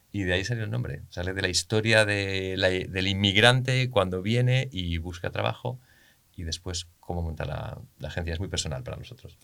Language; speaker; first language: Spanish; native; Spanish